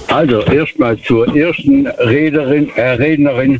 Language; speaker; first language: German; native; German